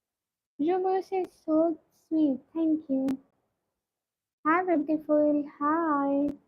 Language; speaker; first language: English; non-native, learner; Punjabi